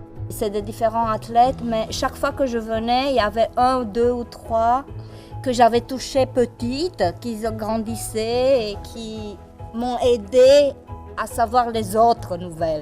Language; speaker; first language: French; non-native, fluent; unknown